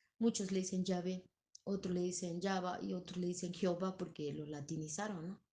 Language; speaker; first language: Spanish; native; Spanish